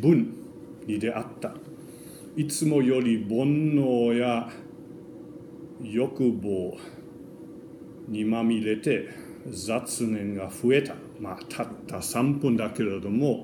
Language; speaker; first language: Japanese; non-native, fluent; German